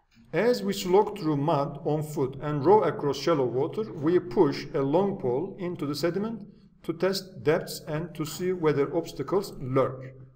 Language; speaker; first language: English; non-native, fluent; Turkish